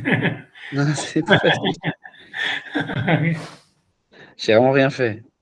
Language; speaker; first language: French; native; French